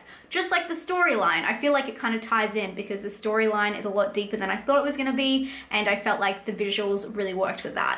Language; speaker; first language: English; native; English